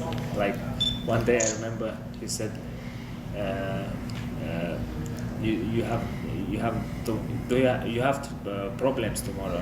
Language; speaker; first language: English; non-native, learner; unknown